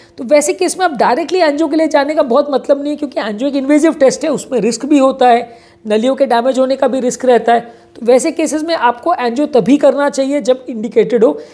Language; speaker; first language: Hindi; native; Hindi